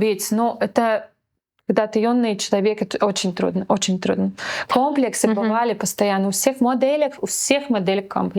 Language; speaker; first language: Russian; non-native, local second language; Latvian